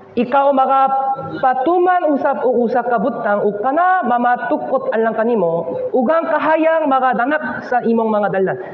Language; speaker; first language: Cebuano; non-native, fluent; Korean